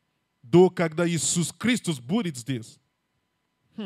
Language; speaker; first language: Russian; non-native, learner; English